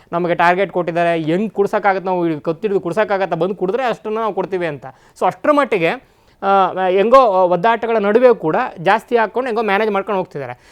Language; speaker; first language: Kannada; native; Kannada